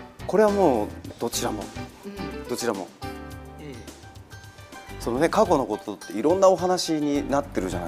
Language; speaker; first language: Japanese; native; Japanese